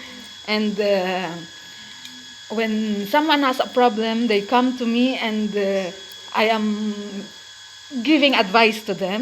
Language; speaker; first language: English; non-native, local second language; Filipino